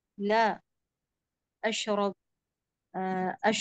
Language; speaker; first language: Arabic; non-native, learner; Urdu